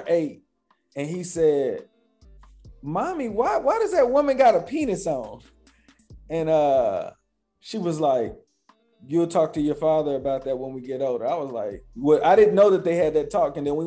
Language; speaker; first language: English; native; English